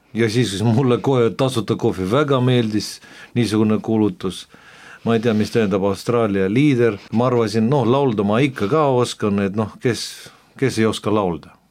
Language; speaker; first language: Estonian; non-native, local second language; Russian